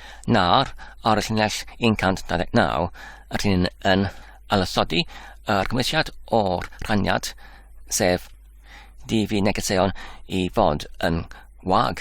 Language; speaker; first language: Welsh; non-native, learner; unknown